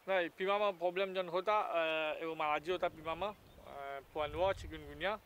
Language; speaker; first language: Bhojpuri; native; Bhojpuri